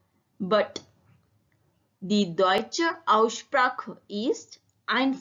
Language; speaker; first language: German; non-native, learner; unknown